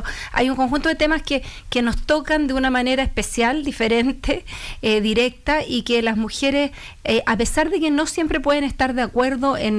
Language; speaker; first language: Spanish; native; Spanish